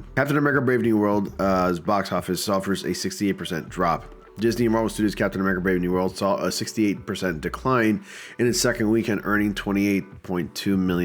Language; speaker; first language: English; native; English